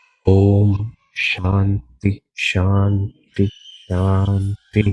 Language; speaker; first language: Tamil; native; Tamil